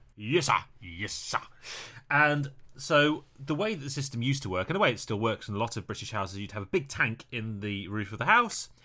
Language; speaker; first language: English; native; English